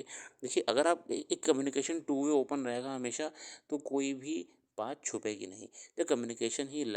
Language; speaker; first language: Hindi; native; Hindi